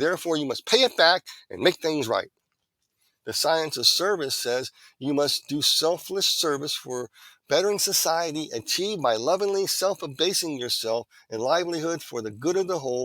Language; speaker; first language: English; native; English